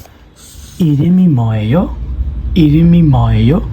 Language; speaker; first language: Korean; non-native, learner; Burmese